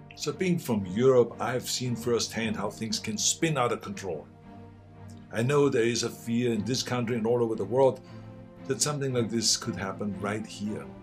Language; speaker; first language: English; non-native, fluent; German